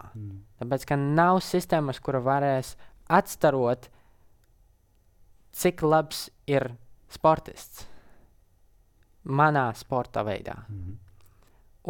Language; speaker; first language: Latvian; non-native, local second language; Russian